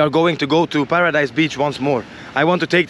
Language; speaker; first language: English; non-native, fluent; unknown